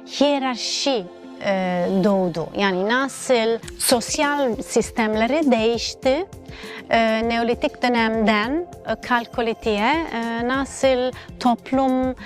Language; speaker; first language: Turkish; non-native, learner; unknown